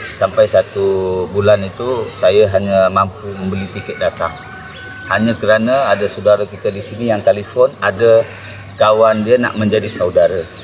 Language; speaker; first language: Malay; native; Malay